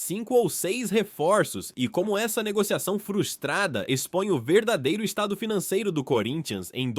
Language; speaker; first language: Portuguese; native; Portuguese